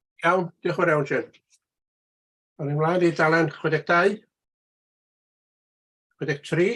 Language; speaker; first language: Welsh; native; Welsh